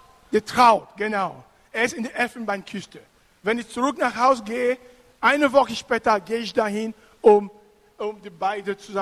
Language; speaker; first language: German; non-native, fluent; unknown